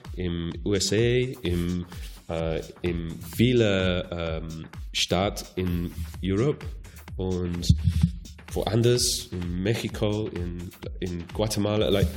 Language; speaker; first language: German; non-native, learner; English